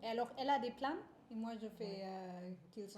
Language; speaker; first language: French; non-native, fluent; German